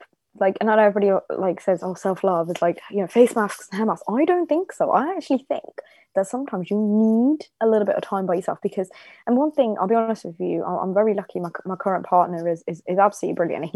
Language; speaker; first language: English; native; English